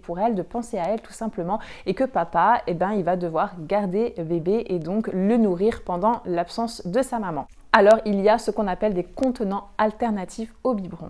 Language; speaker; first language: French; native; French